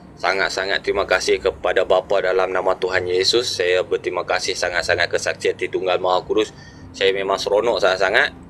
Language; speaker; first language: Malay; native; Malay